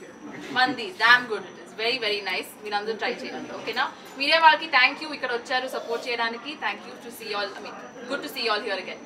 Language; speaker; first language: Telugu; non-native, learner; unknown